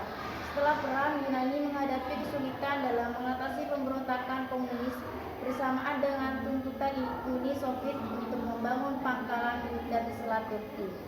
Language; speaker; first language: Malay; non-native, local second language; Madurese